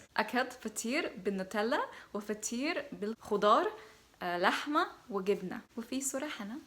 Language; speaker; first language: Arabic; non-native, fluent; English